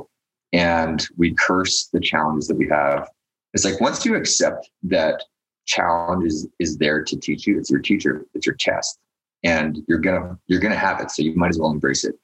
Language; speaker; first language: English; native; English